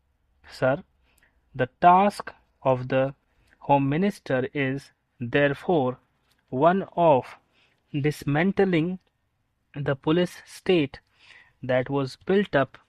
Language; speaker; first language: English; non-native, local second language; Hindi